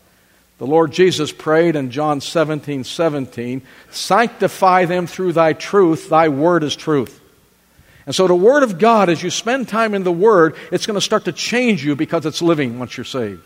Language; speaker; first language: English; native; English